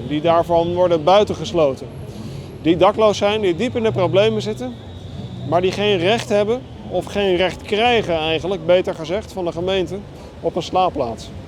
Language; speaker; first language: Dutch; native; Dutch